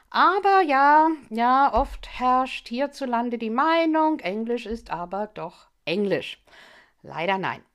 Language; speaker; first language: German; non-native, fluent; English